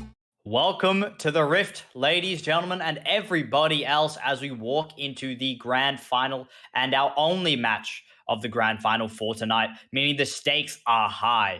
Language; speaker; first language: English; native; English